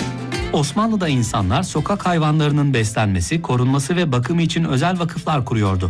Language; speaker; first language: Turkish; native; Turkish